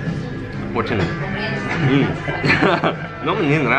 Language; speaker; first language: Russian; non-native, learner; English